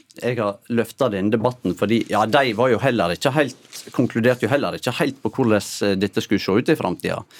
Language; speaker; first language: Norwegian; native; Norwegian